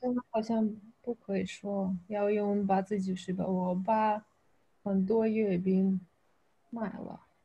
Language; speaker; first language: Chinese; non-native, fluent; Russian